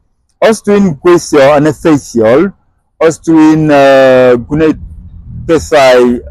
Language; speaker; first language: Welsh; non-native, fluent; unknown